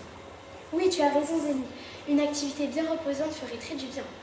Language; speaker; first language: French; native; French